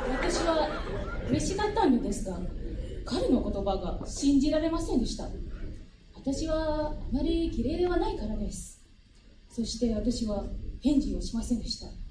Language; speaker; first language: Japanese; non-native, fluent; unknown